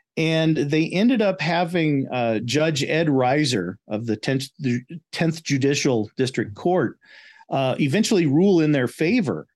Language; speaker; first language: English; native; English